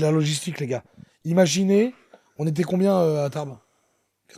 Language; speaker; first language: French; native; French